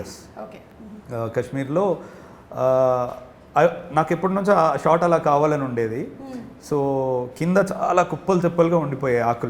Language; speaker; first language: Telugu; native; Telugu